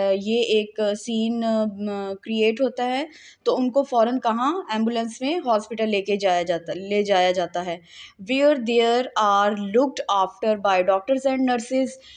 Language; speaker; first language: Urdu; non-native, local second language; Punjabi